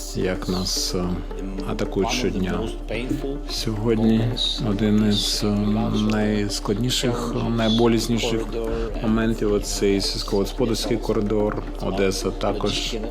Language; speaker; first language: Ukrainian; non-native, local second language; Russian